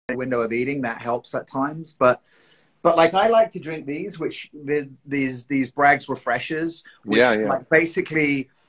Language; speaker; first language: English; native; English